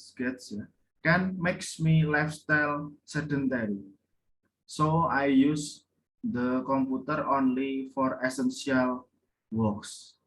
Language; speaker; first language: English; non-native, learner; Indonesian